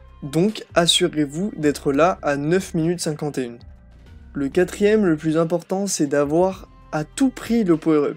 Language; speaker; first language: French; native; French